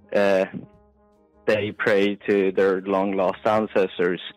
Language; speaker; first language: English; non-native, fluent; Polish